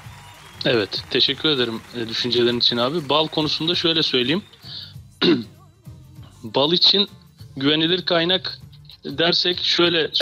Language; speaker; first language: Turkish; native; Turkish